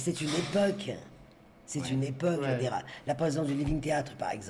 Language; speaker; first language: French; native; French